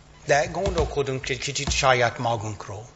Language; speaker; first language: Hungarian; non-native, fluent; English